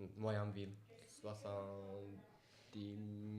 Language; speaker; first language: French; non-native, learner; Japanese